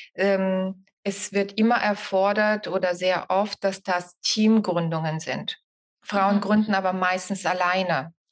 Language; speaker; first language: German; non-native, fluent; Bulgarian